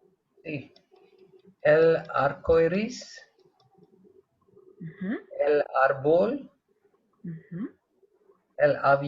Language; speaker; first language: Spanish; non-native, learner; Malayalam